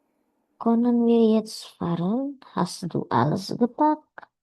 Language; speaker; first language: German; non-native, learner; Indonesian